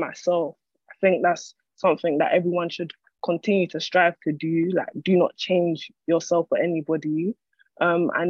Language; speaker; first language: English; native; English